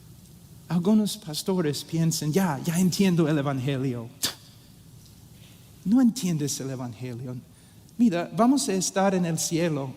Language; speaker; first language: Spanish; non-native, fluent; English